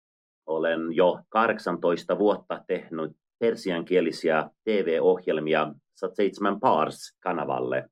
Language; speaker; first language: Finnish; non-native, fluent; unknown